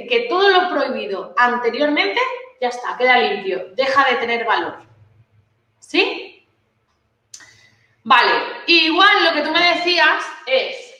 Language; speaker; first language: Spanish; native; Spanish